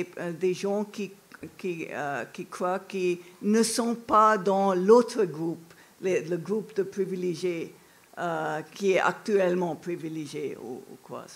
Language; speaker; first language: French; non-native, fluent; English